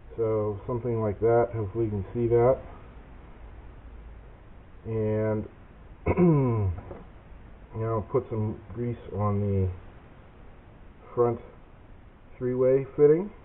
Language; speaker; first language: English; native; English